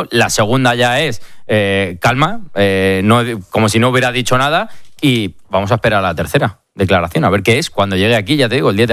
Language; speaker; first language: Spanish; native; Spanish